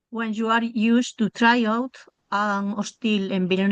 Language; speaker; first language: English; non-native, learner; Spanish